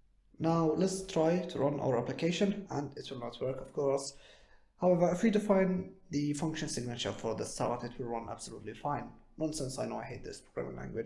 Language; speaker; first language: English; non-native, fluent; Arabic